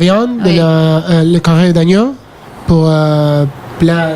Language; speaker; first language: French; non-native, fluent; Spanish